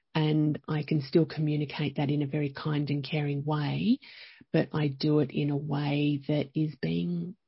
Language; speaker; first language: English; native; English